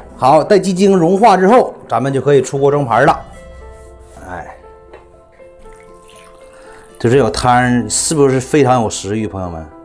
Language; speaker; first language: Chinese; native; Chinese